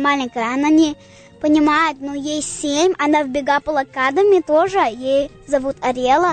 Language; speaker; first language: Russian; early bilingual, heritage; English